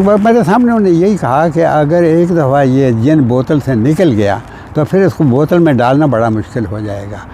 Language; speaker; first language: Urdu; non-native, local second language; Punjabi